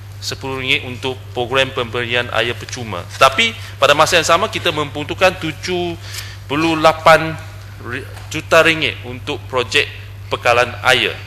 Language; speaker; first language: Malay; non-native, local second language; Chinese